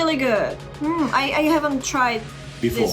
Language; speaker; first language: English; non-native, fluent; Czech